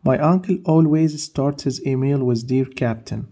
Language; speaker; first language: English; non-native, fluent; Arabic